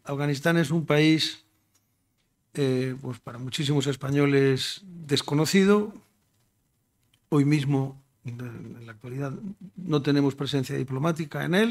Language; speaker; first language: Spanish; native; Spanish